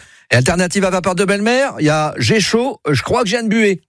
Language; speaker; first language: French; native; French